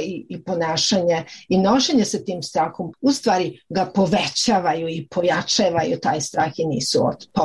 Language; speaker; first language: Serbian; native; Serbian